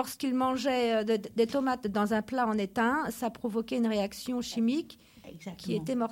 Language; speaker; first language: French; native; French